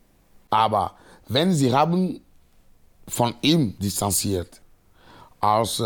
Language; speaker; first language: German; non-native, fluent; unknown